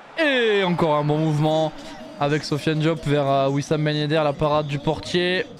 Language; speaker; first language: French; native; French